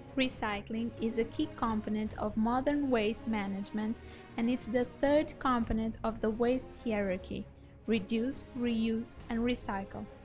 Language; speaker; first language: English; non-native, fluent; Portuguese